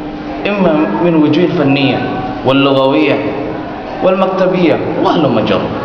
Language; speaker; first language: Arabic; non-native, learner; Indonesian